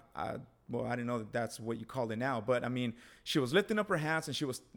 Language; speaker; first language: English; early bilingual, other home language; Spanish